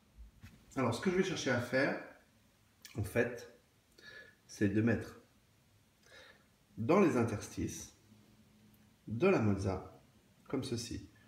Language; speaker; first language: French; native; French